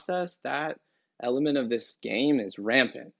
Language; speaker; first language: English; native; English